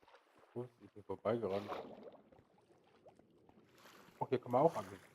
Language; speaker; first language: German; native; German